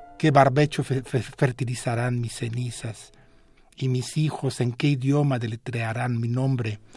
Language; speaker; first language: Spanish; non-native, fluent; French